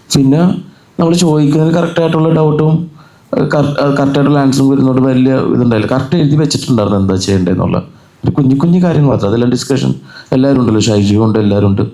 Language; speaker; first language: Malayalam; native; Malayalam